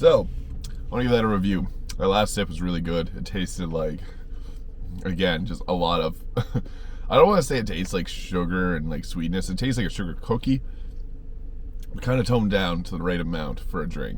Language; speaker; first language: English; native; English